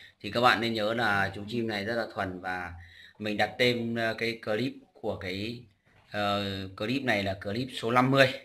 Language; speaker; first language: Vietnamese; native; Vietnamese